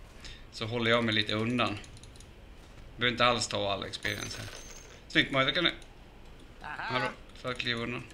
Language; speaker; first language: Swedish; native; Swedish